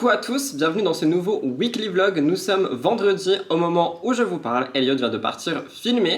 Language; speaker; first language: French; native; French